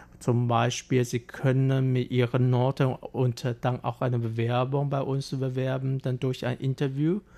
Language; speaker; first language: German; non-native, fluent; Chinese